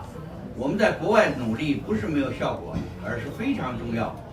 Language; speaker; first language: Chinese; native; Chinese